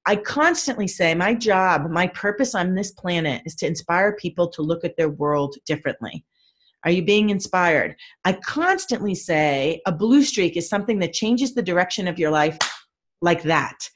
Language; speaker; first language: English; native; English